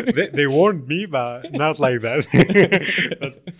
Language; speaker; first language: English; non-native, fluent; Arabic